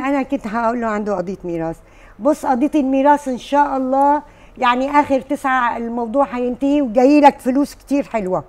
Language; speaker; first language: Arabic; native; Arabic